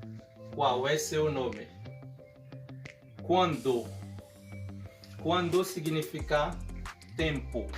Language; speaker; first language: Portuguese; non-native, fluent; Haitian Creole